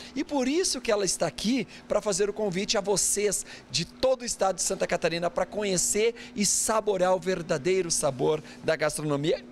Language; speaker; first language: Portuguese; native; Portuguese